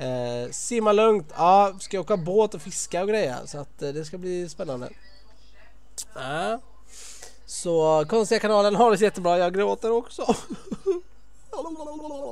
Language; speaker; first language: Swedish; native; Swedish